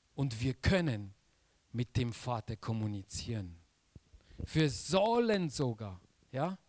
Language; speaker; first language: German; non-native, fluent; Polish